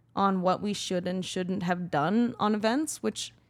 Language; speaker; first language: English; native; English